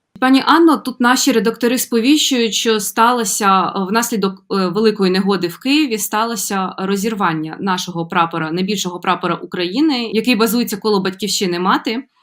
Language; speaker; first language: Ukrainian; native; Ukrainian